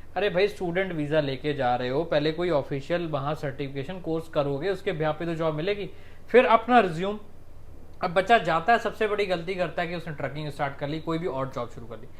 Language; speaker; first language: Hindi; non-native, local second language; Punjabi